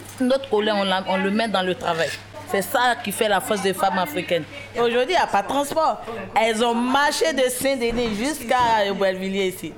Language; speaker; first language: French; non-native, local second language; Bambara